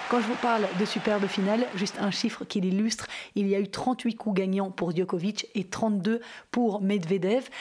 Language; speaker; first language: French; native; French